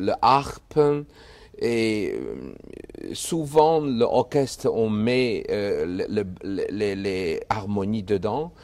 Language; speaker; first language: French; non-native, fluent; Chinese